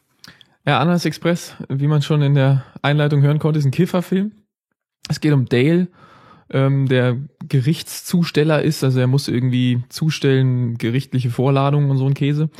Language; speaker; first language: German; native; German